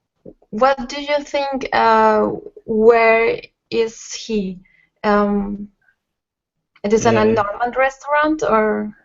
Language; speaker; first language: English; non-native, learner; Spanish